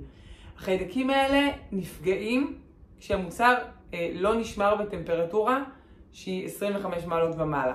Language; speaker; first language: Hebrew; native; Hebrew